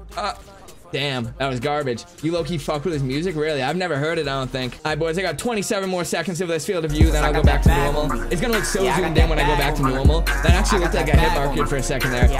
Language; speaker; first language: English; native; English